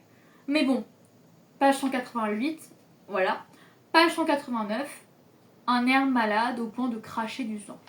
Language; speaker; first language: French; native; French